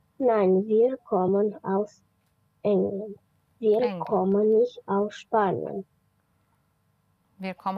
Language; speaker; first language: German; non-native, learner; Romanian